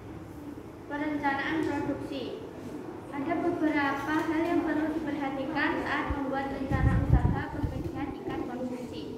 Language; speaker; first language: Indonesian; native; Indonesian